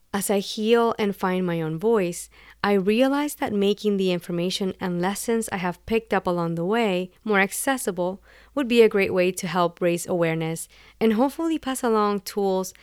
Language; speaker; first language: English; non-native, fluent; Spanish